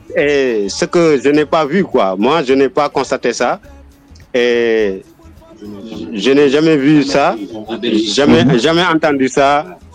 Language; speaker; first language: French; non-native, local second language; Wolof